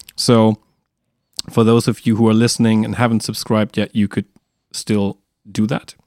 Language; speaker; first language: English; non-native, fluent; German